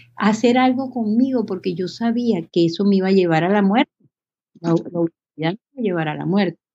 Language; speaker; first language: Spanish; native; Spanish